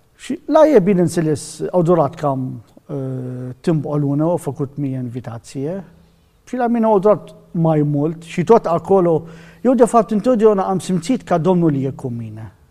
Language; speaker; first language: Romanian; non-native, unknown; Arabic